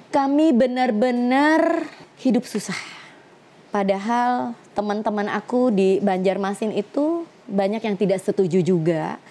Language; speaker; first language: Indonesian; native; Indonesian